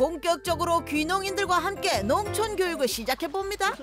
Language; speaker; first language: Korean; native; Korean